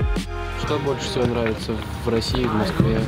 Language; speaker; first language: Russian; native; Russian